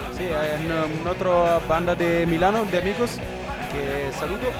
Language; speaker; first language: Spanish; non-native, learner; Italian